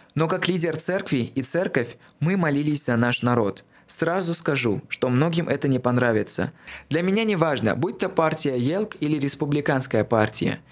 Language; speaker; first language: Russian; non-native, local second language; Armenian